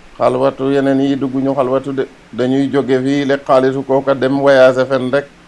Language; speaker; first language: Wolof; non-native, local second language; Serer